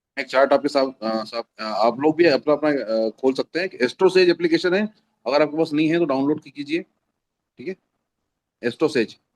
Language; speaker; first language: Hindi; native; Hindi